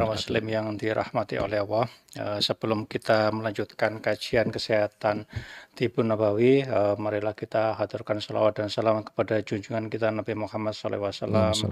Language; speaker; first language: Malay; non-native, local second language; Javanese